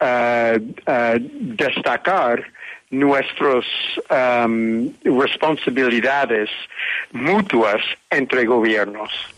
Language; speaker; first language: Spanish; non-native, fluent; English